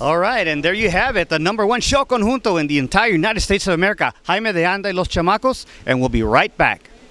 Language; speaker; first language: English; early bilingual, other home language; Spanish